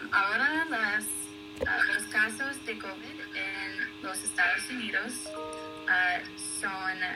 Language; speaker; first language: Spanish; non-native, learner; English